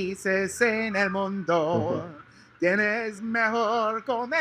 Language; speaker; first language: Spanish; non-native, learner; English